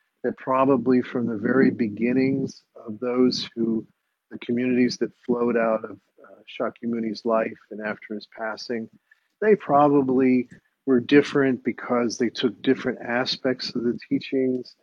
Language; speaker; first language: English; native; English